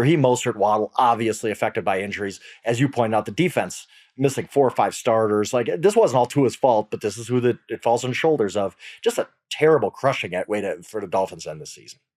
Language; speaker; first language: English; native; English